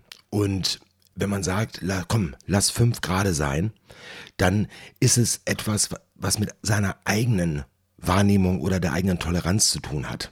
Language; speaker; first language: German; native; German